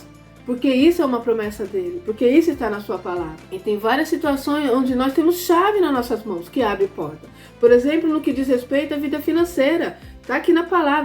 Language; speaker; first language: Portuguese; native; Portuguese